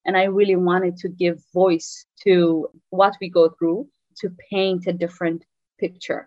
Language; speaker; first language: English; non-native, fluent; Tigrinya